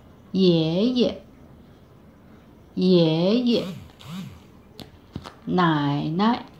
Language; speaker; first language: Chinese; non-native, fluent; Bangla